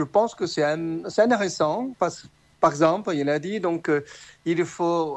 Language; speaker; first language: French; non-native, learner; Chinese